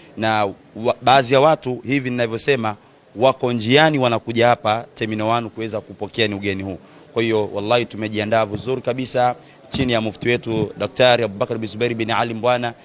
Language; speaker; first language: Swahili; native; Swahili